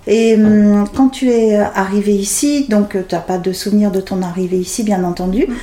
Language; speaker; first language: French; native; French